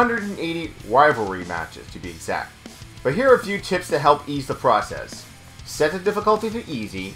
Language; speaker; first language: English; native; English